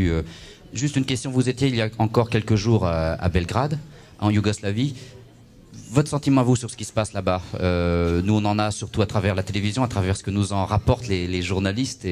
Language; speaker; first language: French; native; French